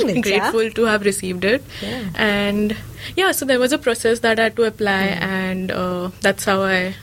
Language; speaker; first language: English; non-native, local second language; Marathi